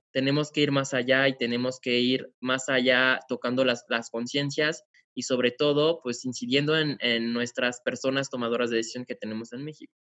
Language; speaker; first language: Spanish; non-native, fluent; French